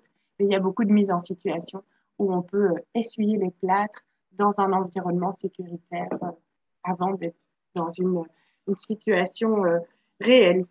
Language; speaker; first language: French; native; French